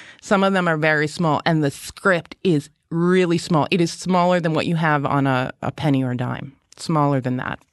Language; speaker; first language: English; native; English